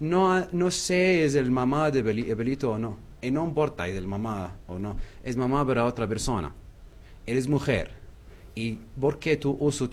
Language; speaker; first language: Spanish; non-native, learner; Arabic